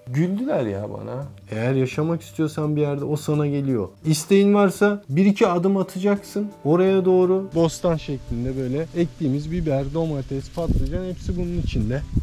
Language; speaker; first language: Turkish; early bilingual, heritage; Turkish